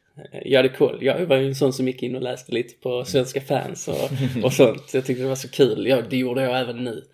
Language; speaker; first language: Swedish; native; Swedish